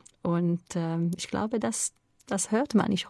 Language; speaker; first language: German; non-native, fluent; Hebrew